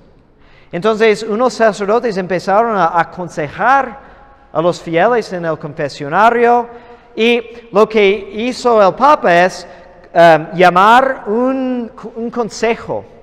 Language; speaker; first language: Spanish; non-native, fluent; English